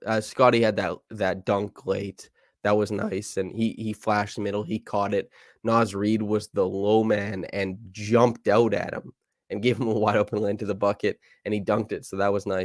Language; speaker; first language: English; native; English